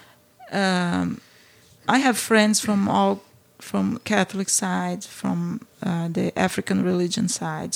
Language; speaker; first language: English; non-native, fluent; Portuguese